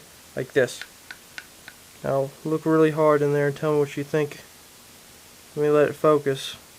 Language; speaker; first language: English; native; English